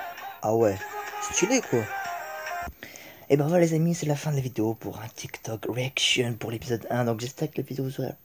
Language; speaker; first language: French; native; French